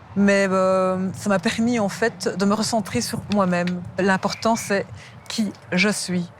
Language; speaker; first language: French; early bilingual, other home language; Lingala